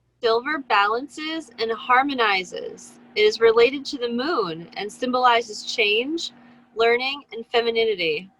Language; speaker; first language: English; native; English